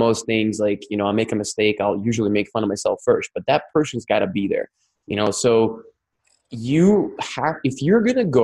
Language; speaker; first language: English; non-native, fluent; Russian